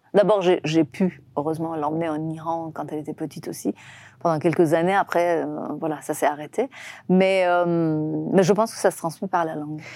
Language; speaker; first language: French; non-native, fluent; Persian